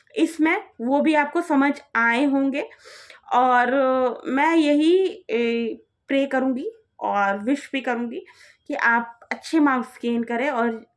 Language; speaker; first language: Hindi; native; Hindi